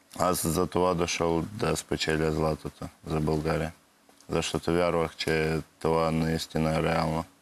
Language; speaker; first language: Bulgarian; non-native, learner; Russian